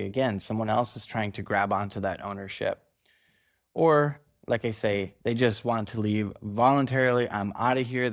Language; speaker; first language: English; native; English